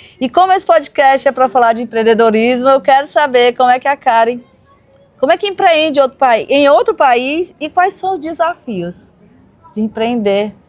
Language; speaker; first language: Portuguese; native; Portuguese